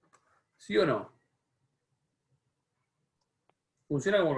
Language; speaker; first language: Spanish; native; Spanish